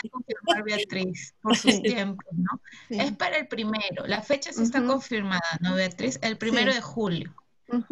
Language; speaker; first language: Spanish; native; Spanish